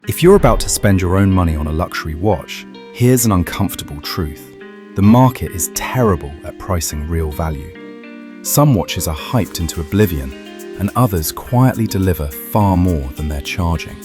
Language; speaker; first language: English; native; English